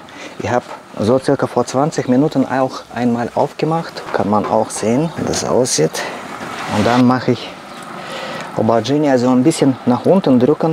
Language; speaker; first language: German; non-native, learner; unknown